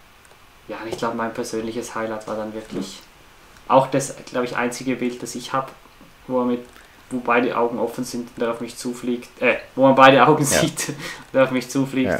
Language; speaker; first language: German; native; German